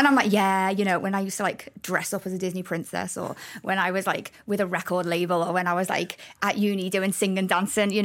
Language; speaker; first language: English; native; English